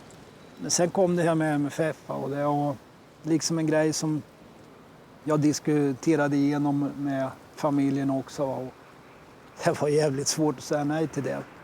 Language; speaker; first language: Swedish; native; Swedish